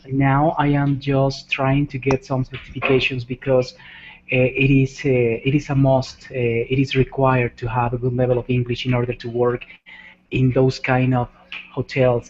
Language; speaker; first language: English; non-native, fluent; Spanish